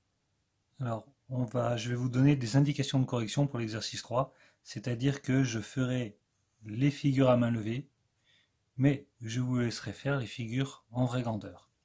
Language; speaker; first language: French; native; French